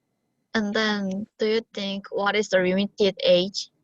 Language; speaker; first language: English; non-native, learner; Korean